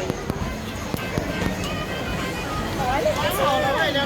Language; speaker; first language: English; non-native, learner; Filipino